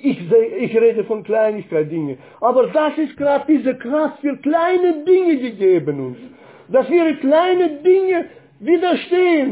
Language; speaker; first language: German; non-native, fluent; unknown